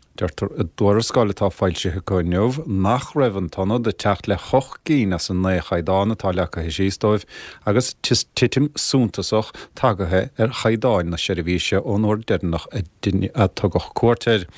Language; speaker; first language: Irish; native; Irish